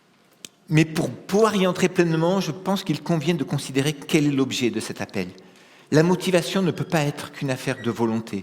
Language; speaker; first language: French; native; French